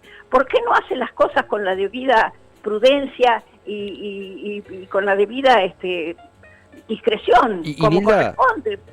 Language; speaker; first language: Spanish; native; Spanish